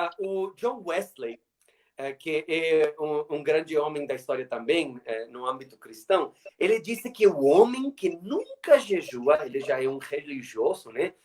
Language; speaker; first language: Portuguese; non-native, fluent; Spanish